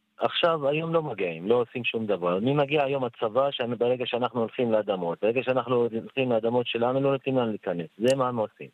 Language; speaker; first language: Hebrew; non-native, fluent; Arabic